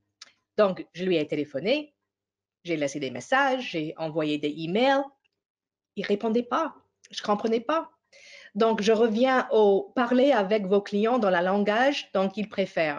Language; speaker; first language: French; non-native, fluent; English